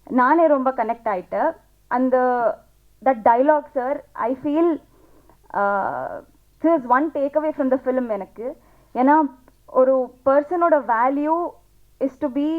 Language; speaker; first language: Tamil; non-native, learner; Telugu